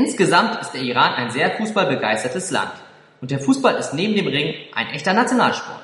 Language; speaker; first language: German; native; German